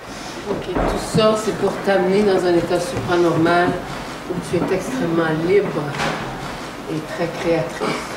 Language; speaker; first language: French; native; French